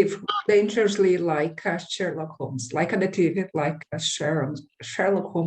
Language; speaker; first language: English; non-native, learner; Portuguese